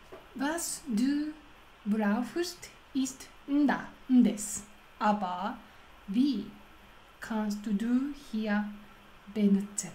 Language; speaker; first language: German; non-native, learner; Japanese